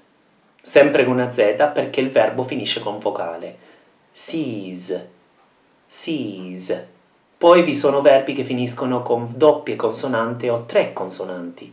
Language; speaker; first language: Italian; non-native, fluent; English